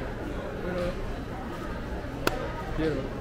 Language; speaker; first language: Spanish; non-native, learner; English